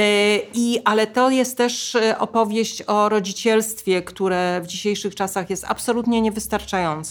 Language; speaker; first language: Polish; native; Polish